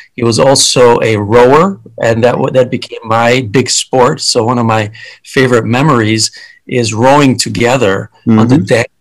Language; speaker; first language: English; early bilingual, other home language; Hungarian